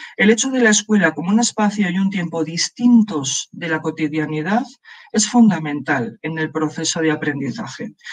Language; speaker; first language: Spanish; non-native, local second language; Basque